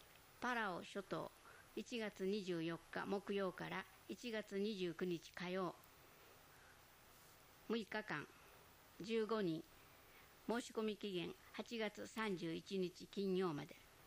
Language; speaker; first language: Japanese; native; Japanese